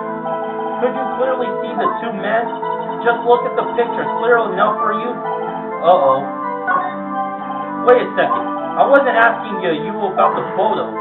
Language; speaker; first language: English; native; English